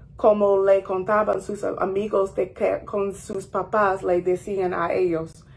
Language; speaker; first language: Spanish; non-native, fluent; English